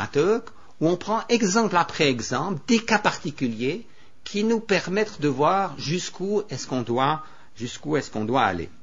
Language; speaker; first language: French; native; French